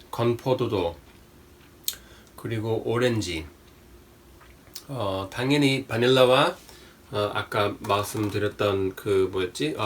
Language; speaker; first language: Korean; non-native, fluent; English